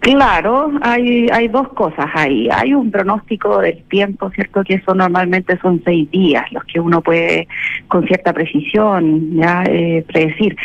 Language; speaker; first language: Spanish; native; Spanish